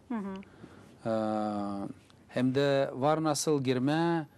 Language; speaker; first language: Turkish; non-native, learner; Gagauz